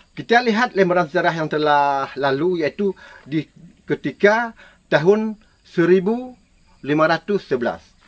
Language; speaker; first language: Malay; non-native, local second language; Minangkabau